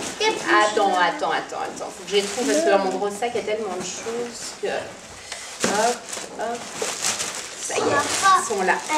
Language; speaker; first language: French; native; French